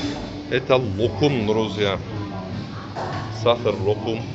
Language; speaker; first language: Russian; non-native, learner; Turkish